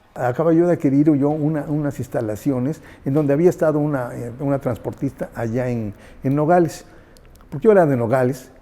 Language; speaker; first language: Spanish; native; Spanish